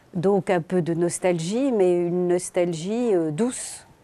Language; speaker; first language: French; native; French